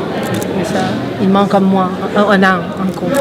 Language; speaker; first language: French; non-native, fluent; Spanish